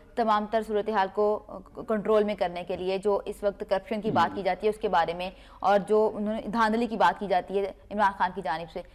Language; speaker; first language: Urdu; native; Urdu